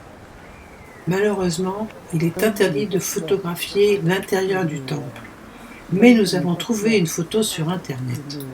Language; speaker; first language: French; native; French